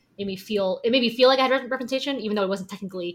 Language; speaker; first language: English; native; English